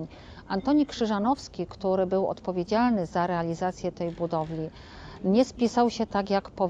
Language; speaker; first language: Polish; native; Polish